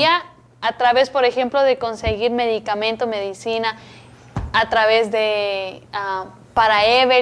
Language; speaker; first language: Spanish; native; Spanish